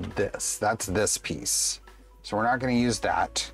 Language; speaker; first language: English; native; English